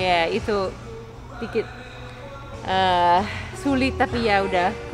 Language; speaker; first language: Indonesian; non-native, learner; English